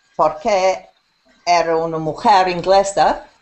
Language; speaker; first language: Spanish; non-native, learner; English